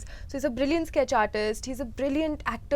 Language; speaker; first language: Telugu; non-native, learner; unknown